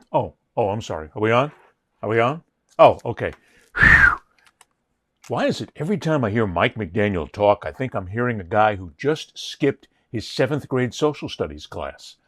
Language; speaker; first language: English; native; English